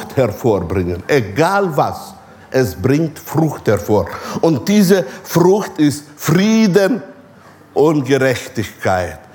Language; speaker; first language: German; non-native, fluent; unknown